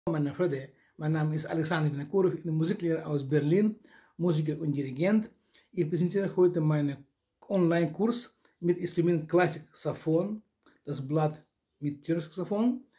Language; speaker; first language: German; non-native, learner; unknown